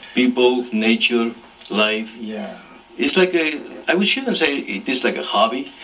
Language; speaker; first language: English; non-native, fluent; Spanish